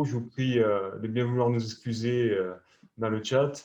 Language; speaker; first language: French; native; French